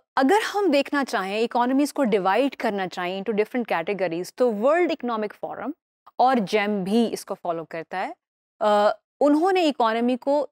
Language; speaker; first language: Urdu; native; Urdu